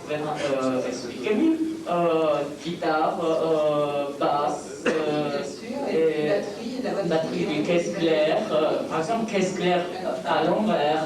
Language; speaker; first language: French; non-native, fluent; Japanese